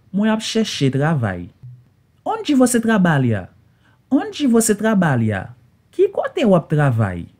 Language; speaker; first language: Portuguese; non-native, learner; Haitian Creole